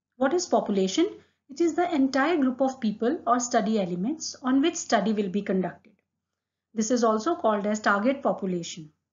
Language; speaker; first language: English; non-native, local second language; Hindi